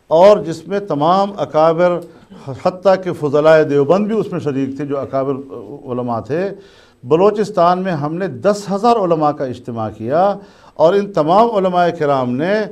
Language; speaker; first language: Urdu; non-native, local second language; Pashto